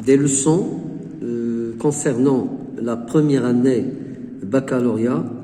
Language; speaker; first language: French; non-native, local second language; Arabic